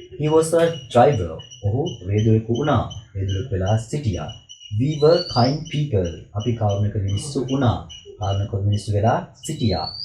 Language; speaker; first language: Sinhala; native; Sinhala